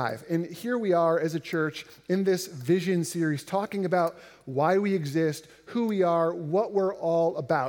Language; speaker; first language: English; native; English